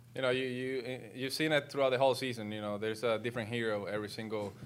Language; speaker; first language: English; non-native, local second language; Spanish